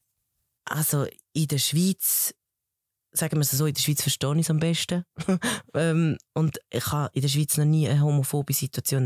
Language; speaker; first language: German; early bilingual, other home language; Spanish